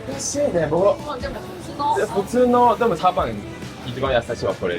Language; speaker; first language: Japanese; non-native, learner; Chinese